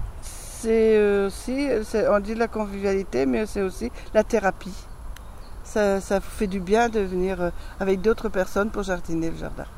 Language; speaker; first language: French; native; French